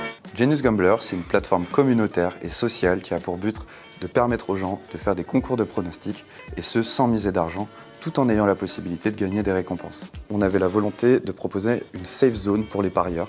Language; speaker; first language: French; native; French